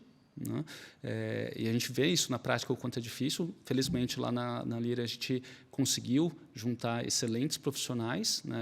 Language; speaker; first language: Portuguese; native; Portuguese